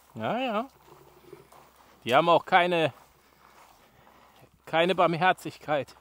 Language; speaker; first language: German; native; German